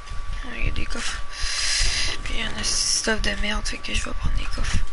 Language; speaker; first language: French; native; French